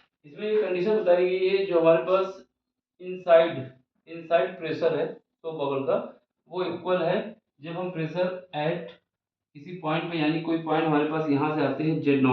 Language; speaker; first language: Hindi; native; Hindi